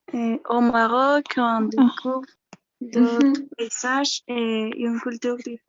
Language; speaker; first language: French; non-native, learner; Spanish